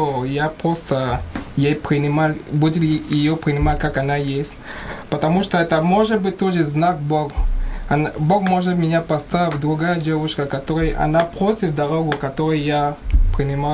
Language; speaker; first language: Russian; non-native, learner; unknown